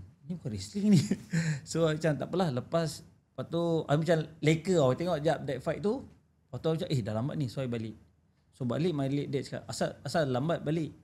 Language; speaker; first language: Malay; native; Malay